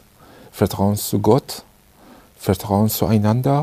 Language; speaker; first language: German; non-native, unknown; Persian